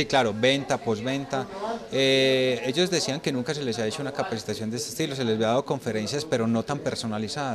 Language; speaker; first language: Spanish; native; Spanish